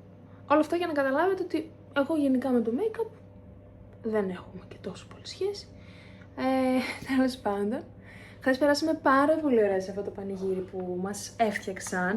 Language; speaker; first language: Greek; native; Greek